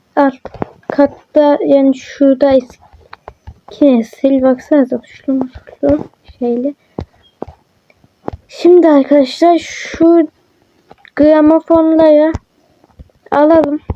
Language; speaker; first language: Turkish; native; Turkish